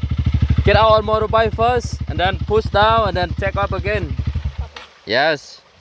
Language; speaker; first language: English; non-native, learner; Lao